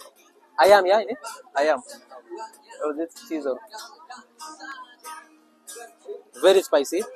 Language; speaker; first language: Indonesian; non-native, learner; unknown